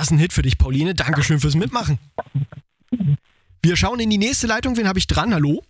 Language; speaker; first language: German; native; German